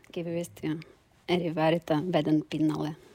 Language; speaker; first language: Finnish; non-native, learner; Turkish